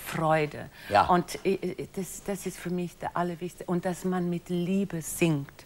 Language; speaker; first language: German; non-native, fluent; English